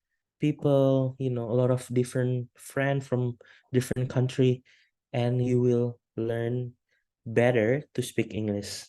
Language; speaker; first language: English; non-native, fluent; Indonesian